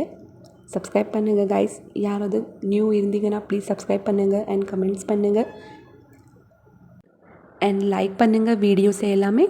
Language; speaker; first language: Tamil; non-native, local second language; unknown